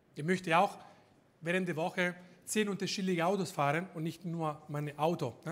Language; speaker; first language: German; non-native, fluent; Italian